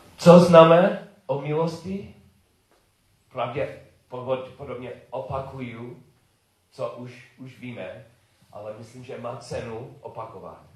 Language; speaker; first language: Czech; non-native, learner; English